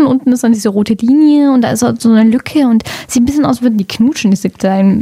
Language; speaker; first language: German; native; German